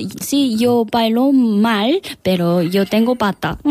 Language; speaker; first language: Spanish; non-native, learner; Korean